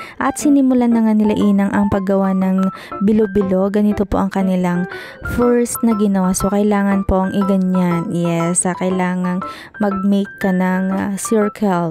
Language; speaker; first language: Filipino; non-native, local second language; Iloko